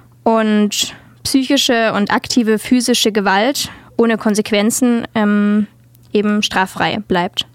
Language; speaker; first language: German; native; German